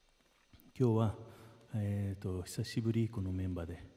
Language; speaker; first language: Japanese; non-native, fluent; Portuguese